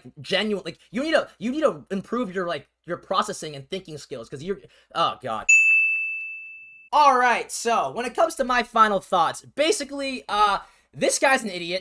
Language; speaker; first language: English; native; English